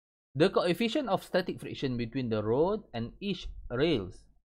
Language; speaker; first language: English; non-native, local second language; Malay